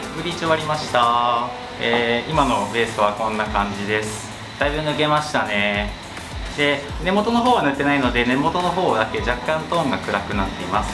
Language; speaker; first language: Japanese; native; Japanese